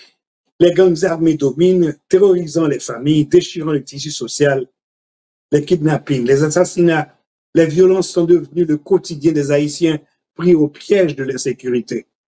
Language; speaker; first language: French; non-native, local second language; Haitian Creole